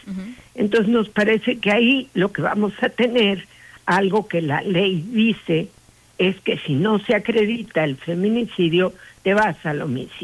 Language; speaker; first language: Spanish; native; Spanish